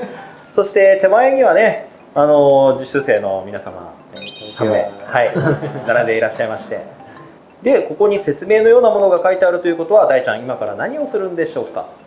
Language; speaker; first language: Japanese; native; Japanese